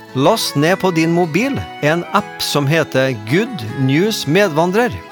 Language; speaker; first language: Norwegian; native; Norwegian